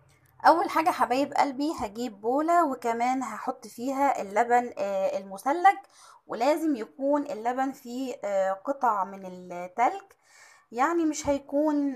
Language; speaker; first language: Arabic; native; Arabic